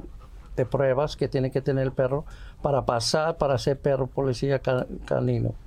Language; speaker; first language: Spanish; early bilingual, heritage; Spanish